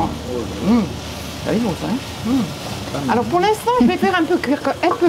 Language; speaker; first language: French; native; French